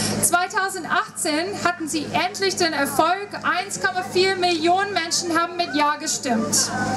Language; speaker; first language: German; native; German